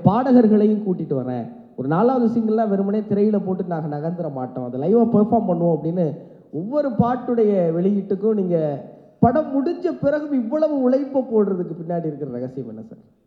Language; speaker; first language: Tamil; native; Tamil